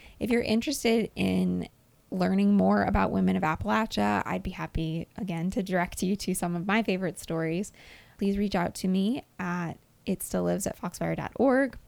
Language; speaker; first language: English; native; English